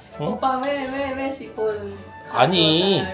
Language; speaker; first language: Korean; non-native, learner; Lao